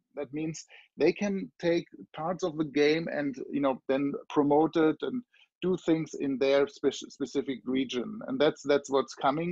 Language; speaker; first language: English; non-native, fluent; German